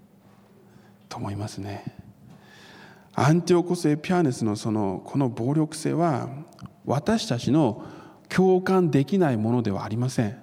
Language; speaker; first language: Japanese; non-native, fluent; Korean